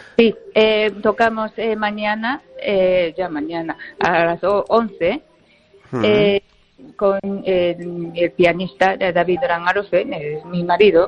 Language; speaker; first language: Spanish; non-native, fluent; Japanese